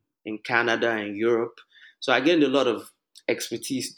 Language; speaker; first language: English; non-native, local second language; Yoruba